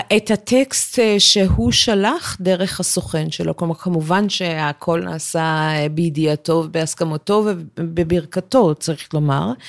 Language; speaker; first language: Hebrew; early bilingual, other home language; Persian